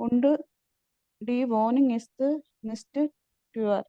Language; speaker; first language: German; non-native, learner; Malayalam